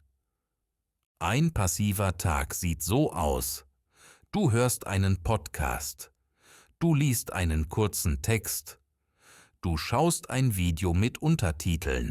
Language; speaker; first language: German; native; German